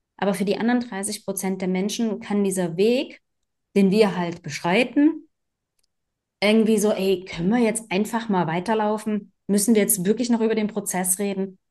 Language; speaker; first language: German; native; German